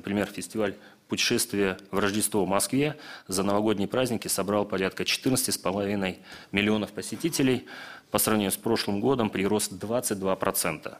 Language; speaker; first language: Russian; native; Russian